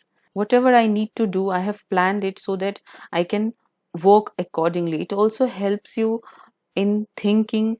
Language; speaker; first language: English; non-native, local second language; Hindi